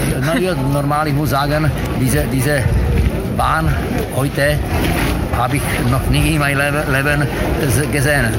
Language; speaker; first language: German; non-native, learner; Czech